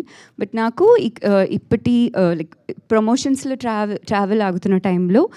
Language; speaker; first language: Telugu; non-native, local second language; Tamil